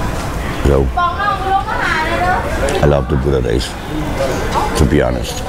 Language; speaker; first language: English; non-native, learner; Danish